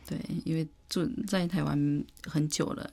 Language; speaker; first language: Chinese; non-native, fluent; Thai